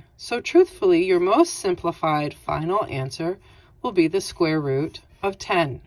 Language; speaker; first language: English; native; English